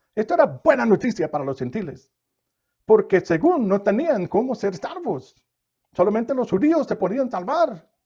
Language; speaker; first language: Spanish; non-native, fluent; English